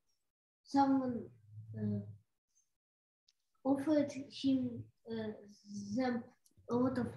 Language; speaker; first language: English; non-native, learner; Russian